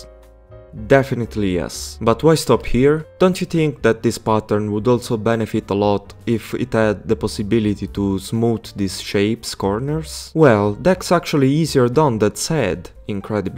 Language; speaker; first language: English; non-native, fluent; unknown